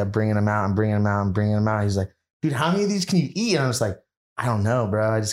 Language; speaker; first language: English; native; English